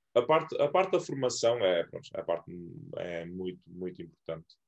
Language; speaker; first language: Portuguese; non-native, local second language; Kabuverdianu